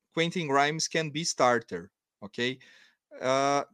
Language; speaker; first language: English; non-native, learner; Portuguese